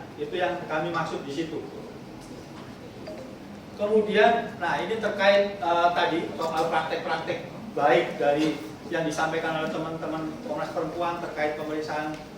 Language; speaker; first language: Indonesian; native; Indonesian